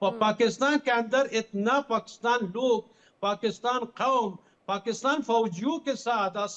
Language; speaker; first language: Hindi; non-native, fluent; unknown